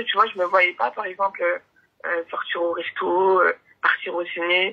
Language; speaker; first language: French; native; French